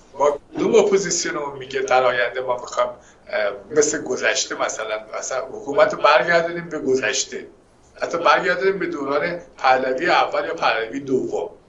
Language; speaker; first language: Persian; native; Persian